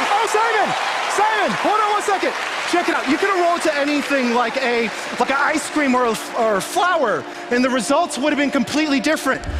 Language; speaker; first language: English; native; English